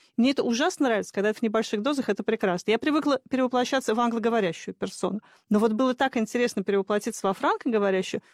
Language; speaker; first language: Russian; native; Russian